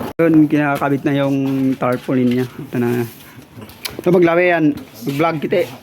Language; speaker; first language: Filipino; non-native, local second language; Cebuano